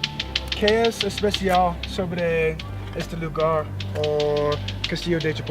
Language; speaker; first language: Spanish; non-native, learner; English